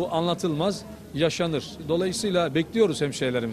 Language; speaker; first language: Turkish; native; Turkish